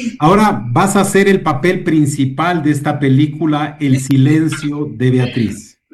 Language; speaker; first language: Spanish; native; Spanish